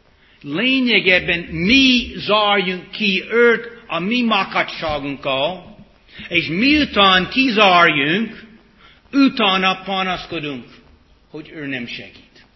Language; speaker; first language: Hungarian; non-native, fluent; English